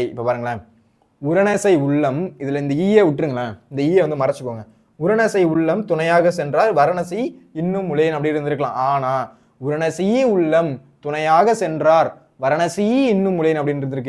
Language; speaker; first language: Tamil; native; Tamil